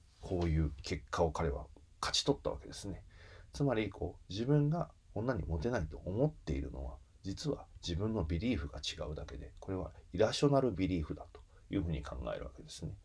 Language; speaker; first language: Japanese; native; Japanese